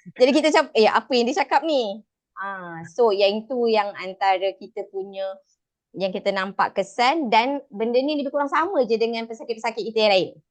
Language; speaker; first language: Malay; native; Malay